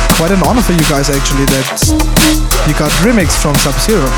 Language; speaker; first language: English; non-native, fluent; German